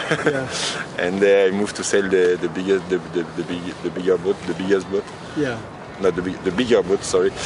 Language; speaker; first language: English; non-native, learner; French